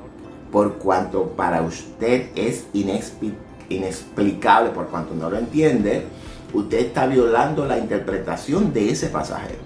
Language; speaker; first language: Spanish; native; Spanish